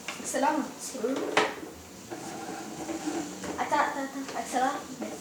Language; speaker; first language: French; native; French